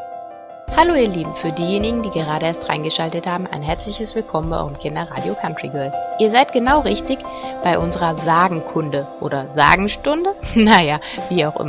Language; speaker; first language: German; native; German